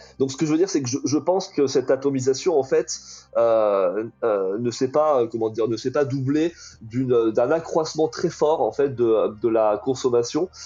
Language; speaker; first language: French; native; French